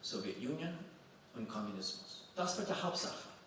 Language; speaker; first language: German; non-native, fluent; English